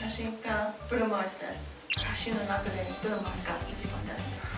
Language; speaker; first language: Japanese; non-native, learner; English